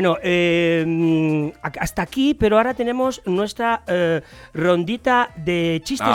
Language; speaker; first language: Spanish; native; Spanish